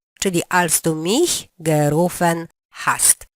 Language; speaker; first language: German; non-native, fluent; Polish